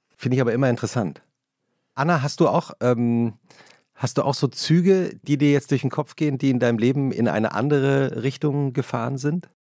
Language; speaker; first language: German; native; German